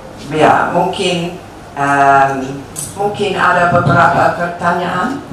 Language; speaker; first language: Indonesian; non-native, fluent; English